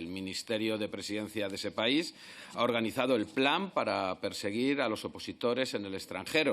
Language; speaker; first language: Spanish; native; Spanish